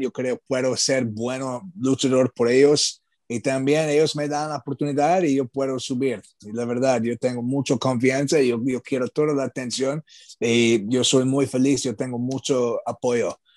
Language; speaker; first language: Spanish; non-native, learner; English